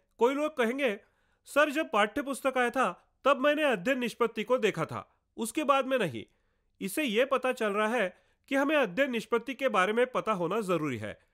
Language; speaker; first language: Hindi; non-native, local second language; Marathi